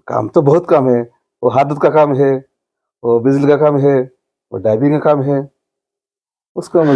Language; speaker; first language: Hindi; non-native, learner; Bangla